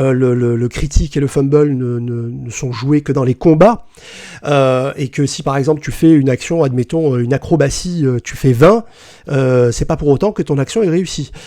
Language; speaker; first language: French; native; French